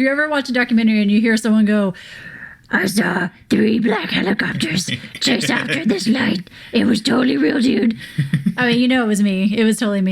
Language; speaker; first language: English; native; English